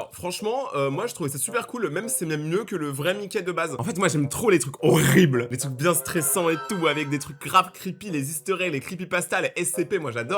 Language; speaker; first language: French; native; French